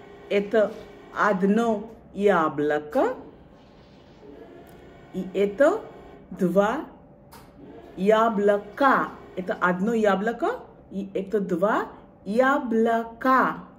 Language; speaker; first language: Russian; non-native, fluent; Bangla